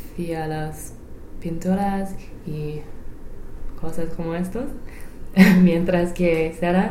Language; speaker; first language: Spanish; non-native, learner; English